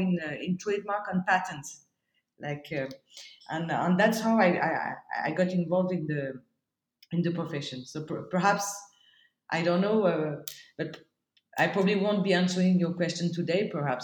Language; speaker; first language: English; non-native, fluent; French